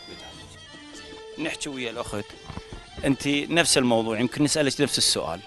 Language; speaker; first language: Arabic; native; Arabic